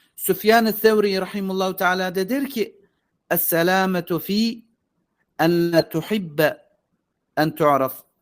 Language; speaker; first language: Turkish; native; Turkish